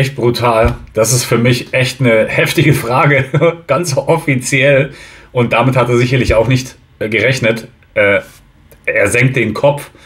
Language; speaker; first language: German; native; German